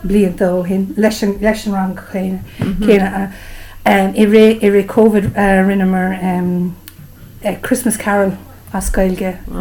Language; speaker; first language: Irish; non-native, local second language; English